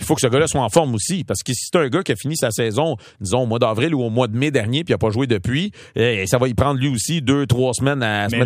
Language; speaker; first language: French; native; French